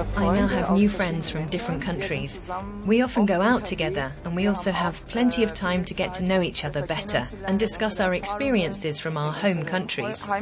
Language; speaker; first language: English; non-native, fluent; Turkish